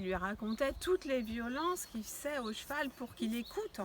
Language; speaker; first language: French; native; French